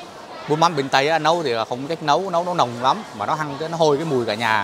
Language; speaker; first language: Vietnamese; native; Vietnamese